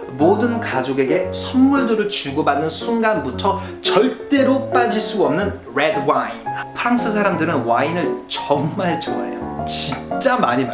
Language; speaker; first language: Korean; non-native, fluent; French